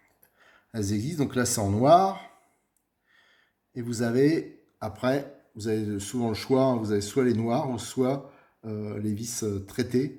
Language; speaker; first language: French; native; French